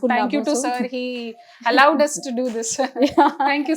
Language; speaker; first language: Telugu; non-native, local second language; Hindi